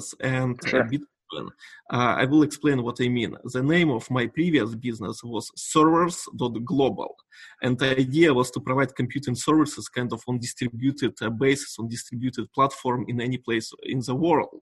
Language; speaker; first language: English; non-native, fluent; Russian